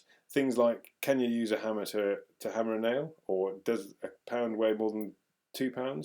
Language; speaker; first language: English; native; English